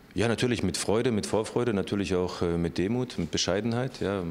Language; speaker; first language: German; native; German